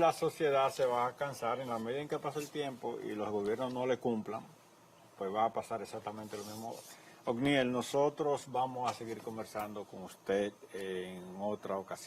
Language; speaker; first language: Spanish; native; Spanish